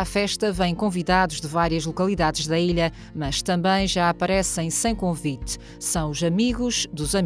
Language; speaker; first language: Portuguese; native; Portuguese